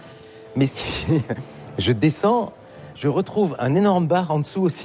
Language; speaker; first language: French; native; French